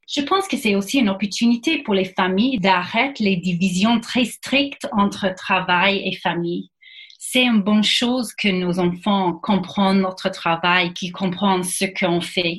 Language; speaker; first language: French; non-native, fluent; English